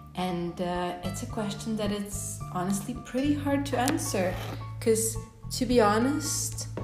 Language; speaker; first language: English; non-native, fluent; Polish